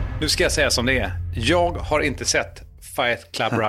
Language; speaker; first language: Swedish; native; Swedish